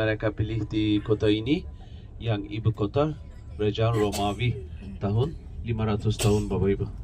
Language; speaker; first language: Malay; non-native, learner; Turkish